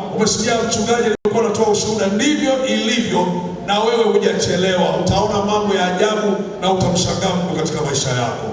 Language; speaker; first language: Swahili; native; Swahili